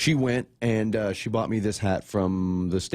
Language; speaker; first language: English; native; English